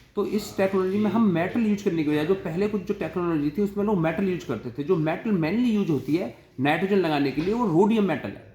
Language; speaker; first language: Hindi; native; Hindi